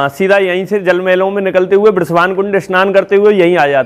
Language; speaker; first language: Hindi; native; Hindi